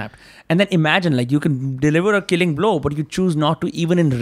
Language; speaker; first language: English; non-native, local second language; Hindi